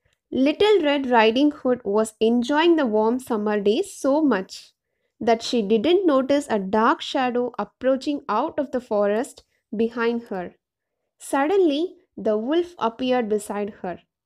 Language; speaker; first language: English; non-native, local second language; Tamil